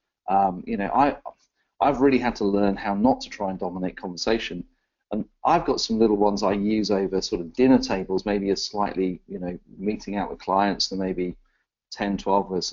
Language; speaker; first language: English; native; English